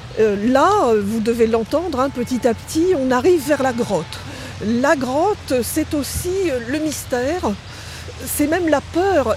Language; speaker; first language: French; native; French